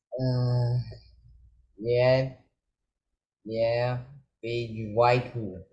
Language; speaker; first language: English; non-native, learner; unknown